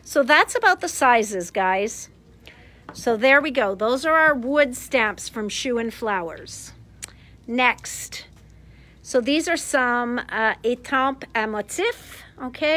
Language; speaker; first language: English; native; English